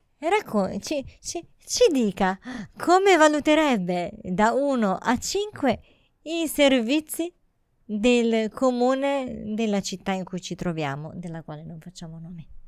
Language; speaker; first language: Italian; native; Italian